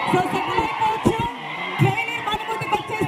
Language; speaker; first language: Telugu; native; Telugu